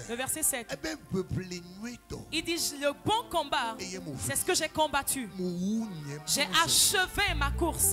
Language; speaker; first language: French; non-native, local second language; Ewe